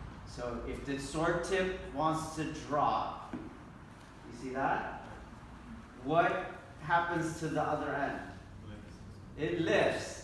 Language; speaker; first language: English; native; English